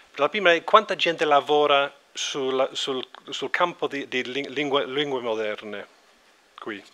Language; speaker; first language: Italian; non-native, learner; English